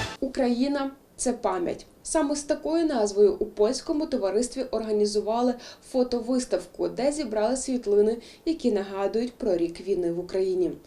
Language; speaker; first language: Ukrainian; native; Ukrainian